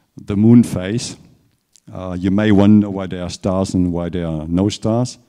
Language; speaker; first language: English; non-native, fluent; German